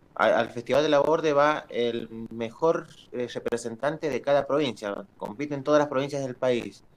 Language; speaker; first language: Spanish; native; Spanish